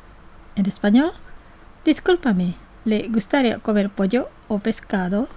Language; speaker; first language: Spanish; non-native, fluent; Indonesian